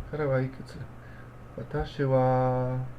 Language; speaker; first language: Japanese; non-native, learner; English